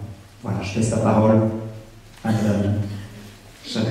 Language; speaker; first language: French; native; French